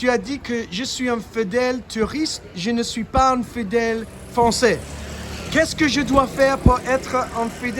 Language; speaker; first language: French; non-native, learner; English